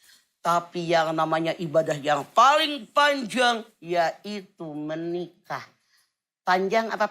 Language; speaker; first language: Indonesian; native; Indonesian